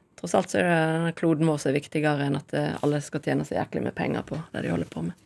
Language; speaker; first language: Norwegian; native; Norwegian